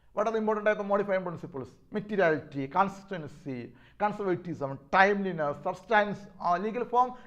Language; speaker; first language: English; non-native, local second language; Malayalam